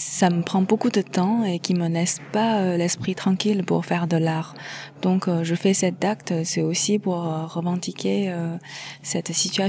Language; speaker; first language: French; non-native, fluent; Chinese